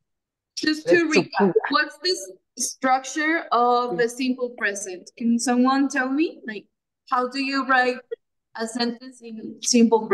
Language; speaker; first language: English; non-native, fluent; Spanish